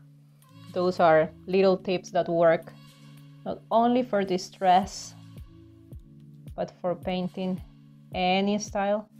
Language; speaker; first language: English; non-native, fluent; Spanish